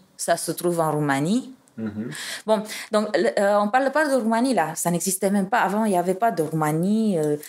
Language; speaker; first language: French; non-native, fluent; Romanian